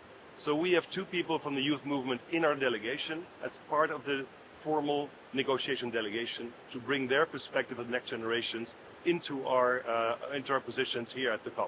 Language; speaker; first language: English; non-native, fluent; Dutch